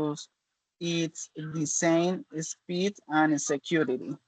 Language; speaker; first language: English; non-native, learner; Spanish